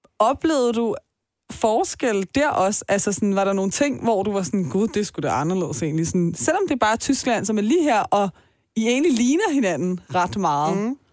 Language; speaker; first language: Danish; native; Danish